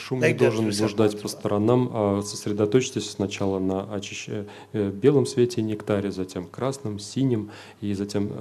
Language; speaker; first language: Russian; native; Russian